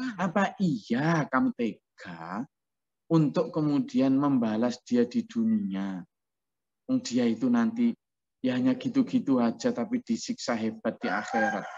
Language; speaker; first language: Indonesian; non-native, local second language; Javanese